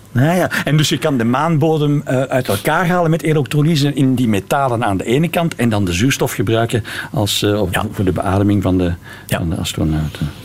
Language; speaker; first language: Dutch; native; Dutch